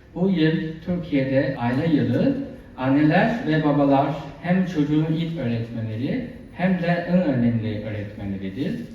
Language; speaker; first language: Turkish; non-native, fluent; Chinese